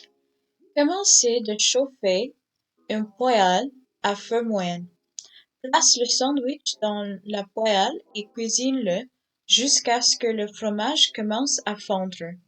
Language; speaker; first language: French; non-native, learner; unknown